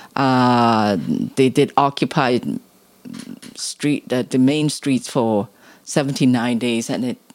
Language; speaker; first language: English; non-native, local second language; Cantonese